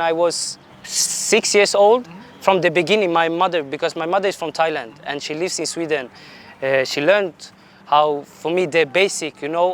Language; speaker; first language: English; non-native, fluent; Swedish